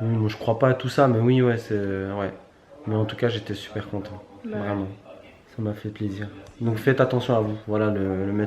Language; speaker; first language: French; native; French